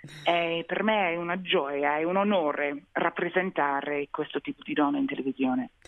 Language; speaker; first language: Italian; non-native, fluent; English